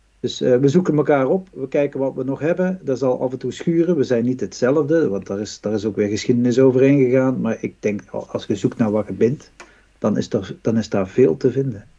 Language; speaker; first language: Dutch; native; Dutch